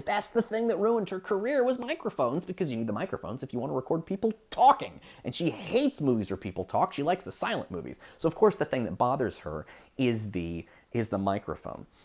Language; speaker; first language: English; native; English